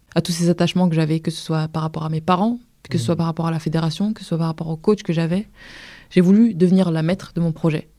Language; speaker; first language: French; native; French